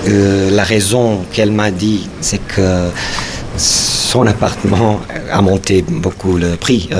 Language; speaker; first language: French; non-native, fluent; Portuguese